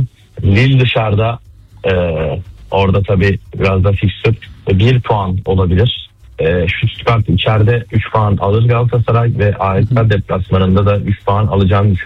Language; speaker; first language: Turkish; native; Turkish